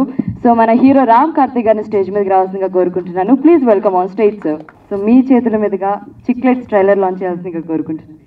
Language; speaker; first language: Telugu; native; Telugu